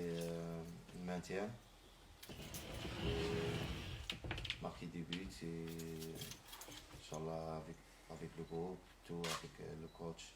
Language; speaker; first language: French; non-native, local second language; Arabic